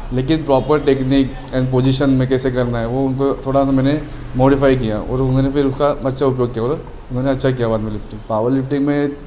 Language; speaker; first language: Hindi; non-native, local second language; Marathi